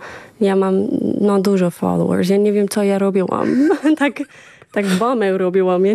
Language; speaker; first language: Polish; early bilingual, heritage; English